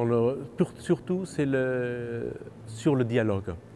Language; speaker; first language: French; non-native, fluent; Persian